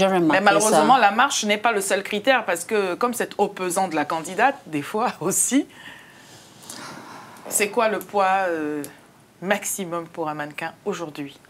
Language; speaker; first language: French; native; French